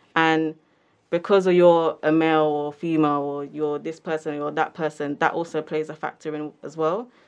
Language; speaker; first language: English; native; English